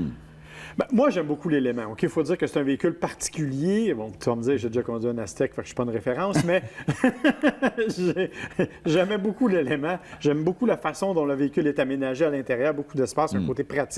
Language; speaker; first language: French; native; French